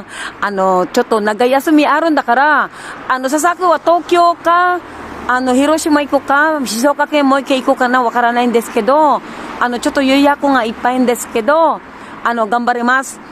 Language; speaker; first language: Japanese; non-native, learner; Filipino